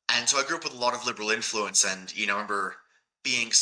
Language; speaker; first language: English; native; English